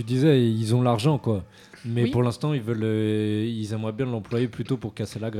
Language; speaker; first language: French; native; French